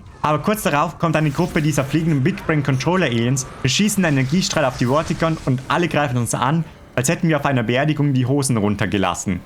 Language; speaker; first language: German; native; German